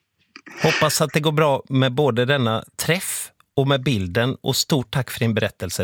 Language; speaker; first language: Swedish; native; Swedish